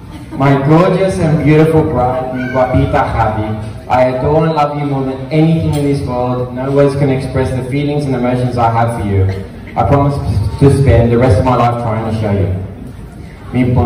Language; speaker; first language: English; native; English